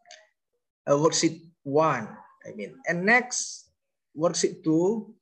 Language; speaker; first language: English; non-native, learner; Indonesian